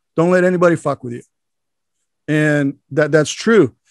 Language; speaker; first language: English; native; English